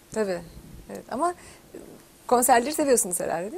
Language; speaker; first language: Turkish; native; Turkish